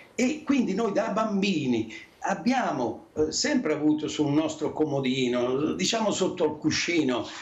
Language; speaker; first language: Italian; native; Italian